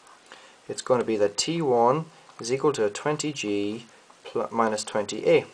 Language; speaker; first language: English; native; English